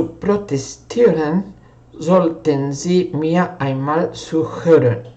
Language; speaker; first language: German; non-native, fluent; Spanish